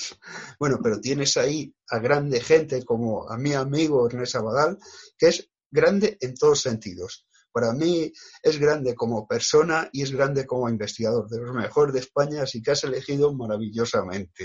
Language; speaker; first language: Spanish; native; Spanish